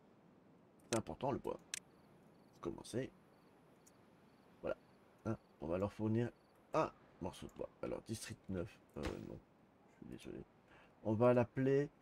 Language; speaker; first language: French; native; French